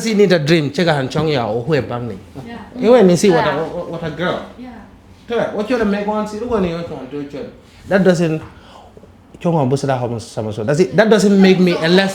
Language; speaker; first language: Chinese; non-native, learner; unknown